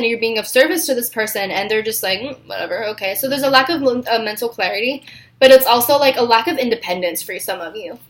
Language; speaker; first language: English; native; English